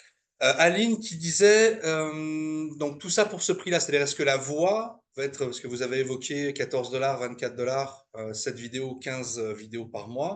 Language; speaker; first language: French; native; French